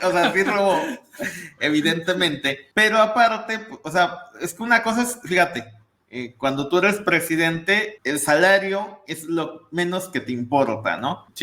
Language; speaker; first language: Spanish; native; Spanish